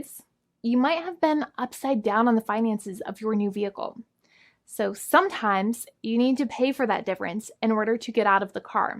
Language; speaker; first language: English; native; English